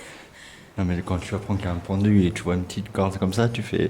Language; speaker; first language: French; native; French